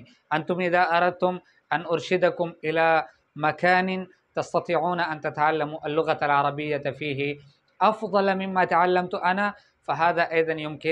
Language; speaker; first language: Arabic; non-native, fluent; Urdu